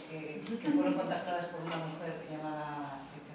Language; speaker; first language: Spanish; native; Spanish